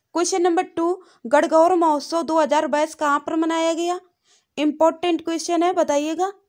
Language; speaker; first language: Hindi; native; Hindi